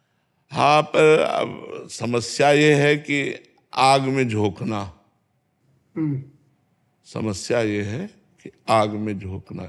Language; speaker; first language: Hindi; native; Hindi